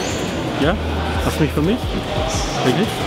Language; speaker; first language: German; non-native, learner; Armenian